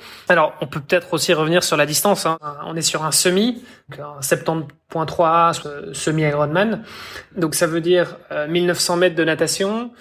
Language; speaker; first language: French; native; French